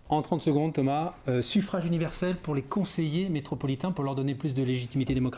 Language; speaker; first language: French; native; French